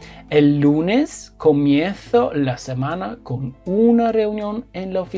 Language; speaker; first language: Spanish; non-native, fluent; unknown